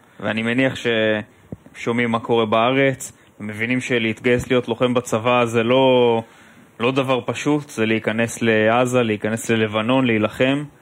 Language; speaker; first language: Hebrew; native; Hebrew